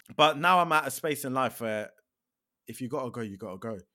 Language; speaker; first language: English; native; English